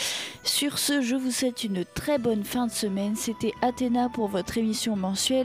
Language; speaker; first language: French; native; French